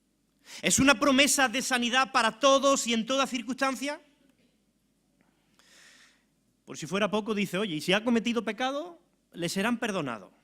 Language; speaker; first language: Spanish; native; Spanish